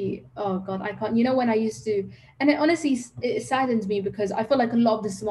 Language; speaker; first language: English; native; English